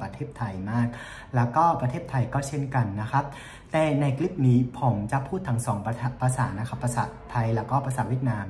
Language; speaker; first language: Thai; non-native, fluent; Vietnamese